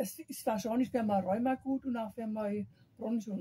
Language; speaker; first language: German; native; German